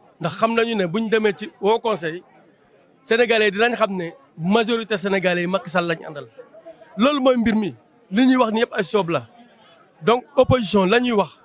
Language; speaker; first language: Wolof; non-native, local second language; Serer